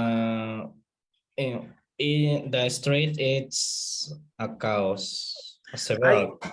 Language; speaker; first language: English; non-native, learner; Spanish